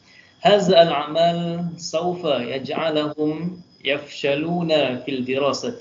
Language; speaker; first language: Arabic; non-native, learner; Malay